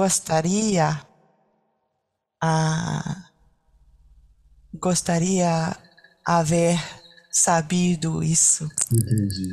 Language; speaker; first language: Portuguese; non-native, learner; French